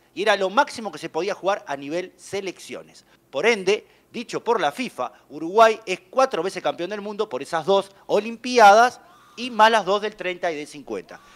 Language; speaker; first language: Spanish; native; Spanish